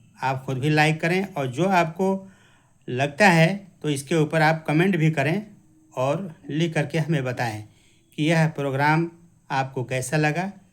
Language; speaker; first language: Hindi; native; Hindi